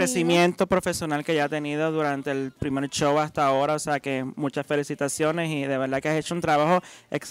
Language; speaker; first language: Spanish; native; Spanish